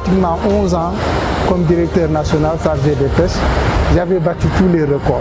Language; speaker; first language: French; non-native, local second language; Wolof